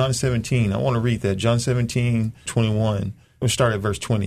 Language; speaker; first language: English; native; English